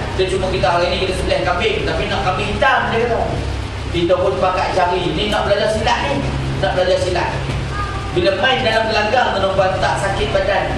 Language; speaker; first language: Malay; native; Malay